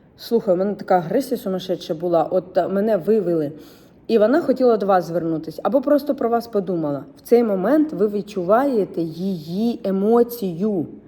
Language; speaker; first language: Ukrainian; non-native, local second language; Russian